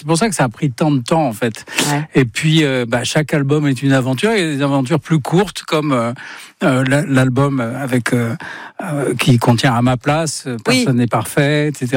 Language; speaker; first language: French; native; French